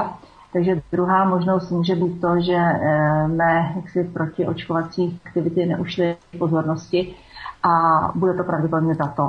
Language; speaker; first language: Czech; native; Czech